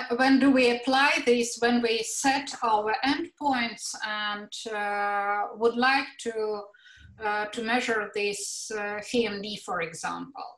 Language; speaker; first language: English; non-native, fluent; Latvian